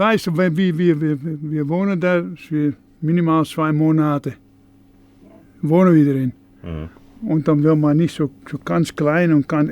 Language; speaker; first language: German; non-native, learner; Dutch